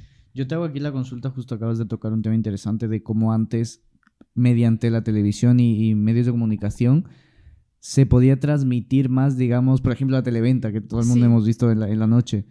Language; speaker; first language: Spanish; native; Spanish